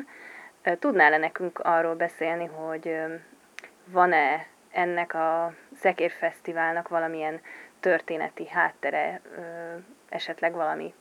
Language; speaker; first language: Hungarian; native; Hungarian